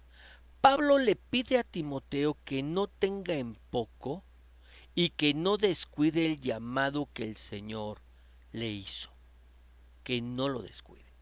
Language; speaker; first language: Spanish; native; Spanish